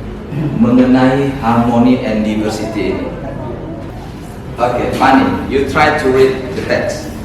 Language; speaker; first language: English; non-native, learner; Indonesian